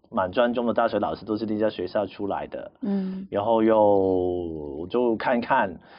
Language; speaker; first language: Chinese; non-native, local second language; Cantonese